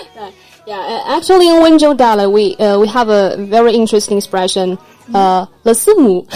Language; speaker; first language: English; non-native, fluent; Chinese